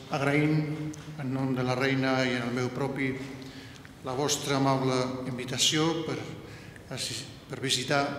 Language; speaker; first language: Catalan; non-native, local second language; Spanish